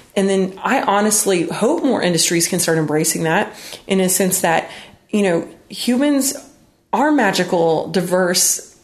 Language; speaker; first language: English; native; English